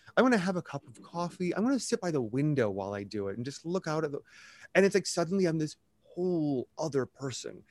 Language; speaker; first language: English; native; English